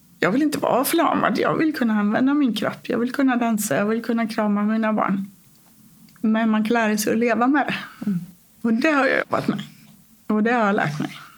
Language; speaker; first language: Swedish; native; Swedish